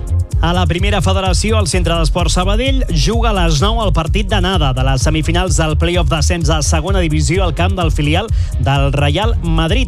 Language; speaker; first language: Catalan; native; Catalan